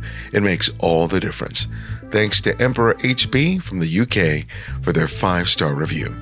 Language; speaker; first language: English; native; English